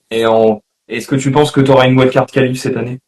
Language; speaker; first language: French; native; French